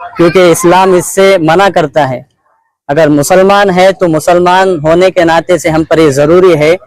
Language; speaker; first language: Urdu; native; Urdu